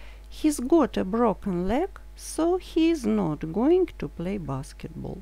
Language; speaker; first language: English; non-native, fluent; Russian